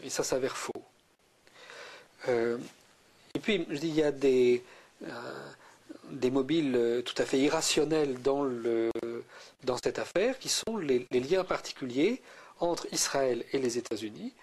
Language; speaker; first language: French; native; French